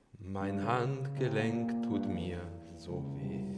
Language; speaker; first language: German; early bilingual, other home language; Russian